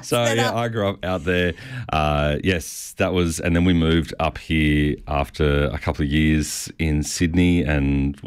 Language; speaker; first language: English; native; English